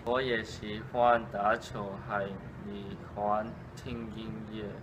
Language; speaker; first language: Chinese; non-native, learner; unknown